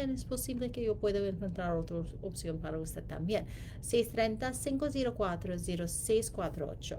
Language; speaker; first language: Spanish; non-native, learner; English